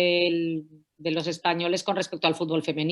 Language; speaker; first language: Spanish; native; Spanish